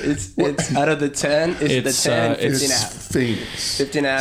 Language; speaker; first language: English; non-native, fluent; Spanish